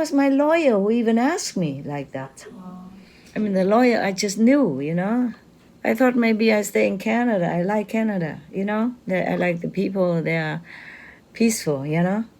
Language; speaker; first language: English; non-native, fluent; Vietnamese